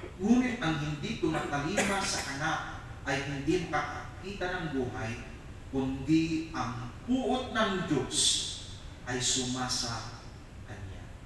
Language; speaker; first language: Filipino; non-native, local second language; Iloko